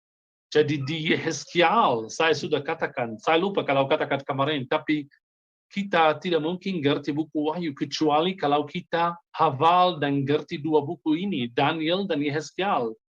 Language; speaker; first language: Indonesian; non-native, fluent; Hebrew